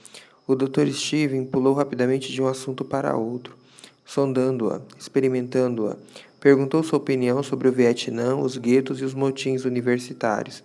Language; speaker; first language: Portuguese; native; Portuguese